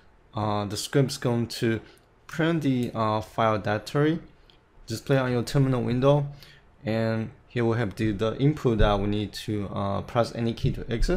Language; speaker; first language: English; non-native, fluent; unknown